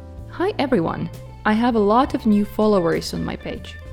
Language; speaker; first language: English; non-native, fluent; Ukrainian